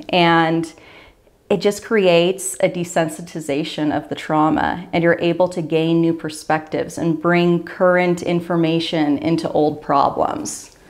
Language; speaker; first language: English; native; English